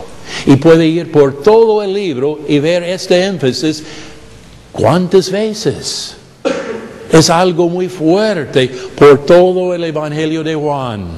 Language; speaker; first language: Spanish; non-native, fluent; English